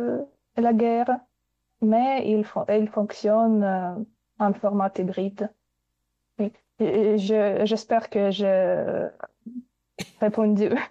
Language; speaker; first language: French; non-native, fluent; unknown